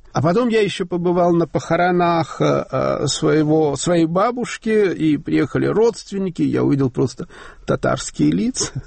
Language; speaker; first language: Russian; native; Russian